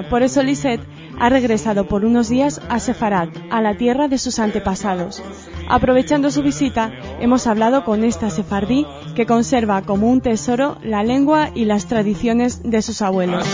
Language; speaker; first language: Spanish; native; Spanish